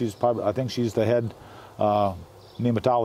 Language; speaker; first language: English; native; English